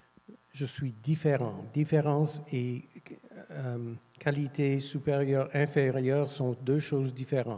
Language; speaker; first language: French; non-native, fluent; English